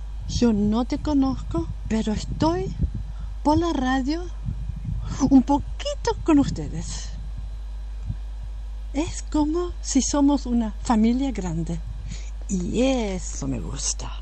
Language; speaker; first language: Spanish; non-native, fluent; German